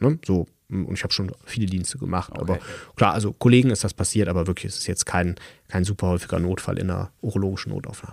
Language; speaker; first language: German; native; German